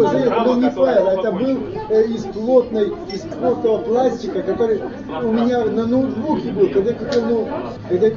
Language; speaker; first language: Russian; native; Russian